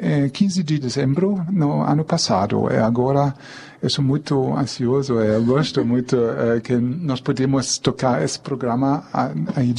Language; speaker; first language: Portuguese; non-native, fluent; German